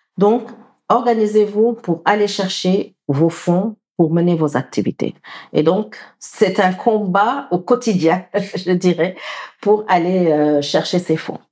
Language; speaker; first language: French; non-native, local second language; Wolof